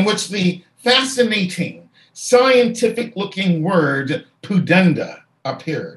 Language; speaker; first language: English; native; English